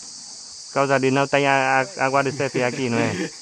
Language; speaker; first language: Portuguese; non-native, learner; Vietnamese